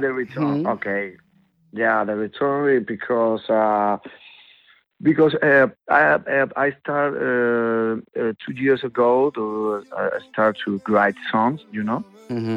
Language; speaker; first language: English; non-native, learner; Spanish